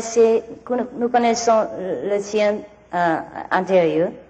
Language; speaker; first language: French; non-native, learner; Vietnamese